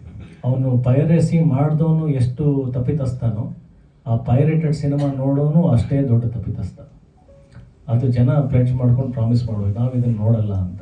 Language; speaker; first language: Kannada; native; Kannada